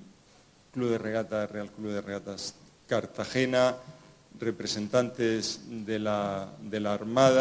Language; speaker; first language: Spanish; native; Spanish